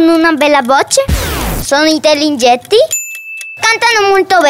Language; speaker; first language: Italian; early bilingual, other home language; Spanish